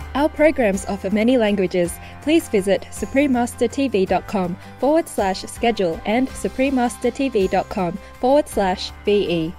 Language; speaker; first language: English; native; English